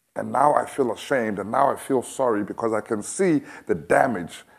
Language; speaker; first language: English; non-native, local second language; Xhosa